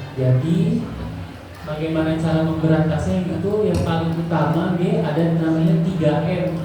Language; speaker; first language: Indonesian; native; Indonesian